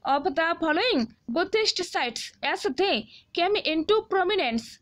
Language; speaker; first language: English; non-native, local second language; Bangla